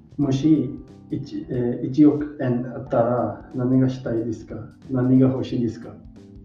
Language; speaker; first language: Japanese; non-native, learner; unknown